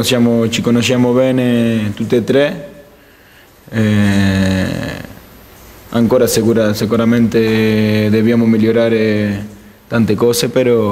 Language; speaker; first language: Italian; non-native, fluent; Spanish